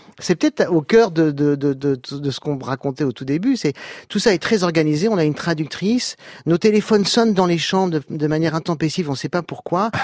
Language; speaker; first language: French; native; French